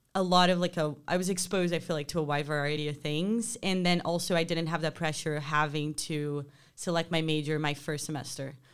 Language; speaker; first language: English; non-native, fluent; Portuguese